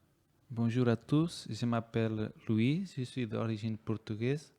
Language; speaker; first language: French; non-native, learner; Portuguese